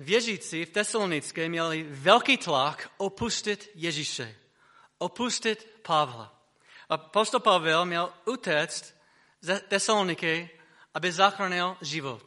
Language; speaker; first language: Czech; non-native, fluent; English